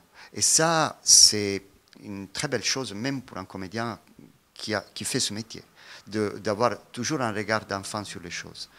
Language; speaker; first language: French; non-native, fluent; Italian